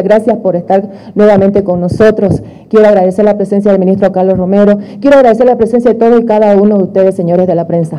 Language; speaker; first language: Spanish; native; Spanish